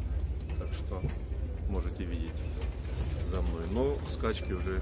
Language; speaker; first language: Russian; native; Russian